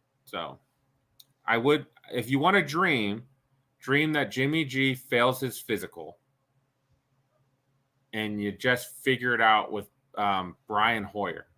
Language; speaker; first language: English; native; English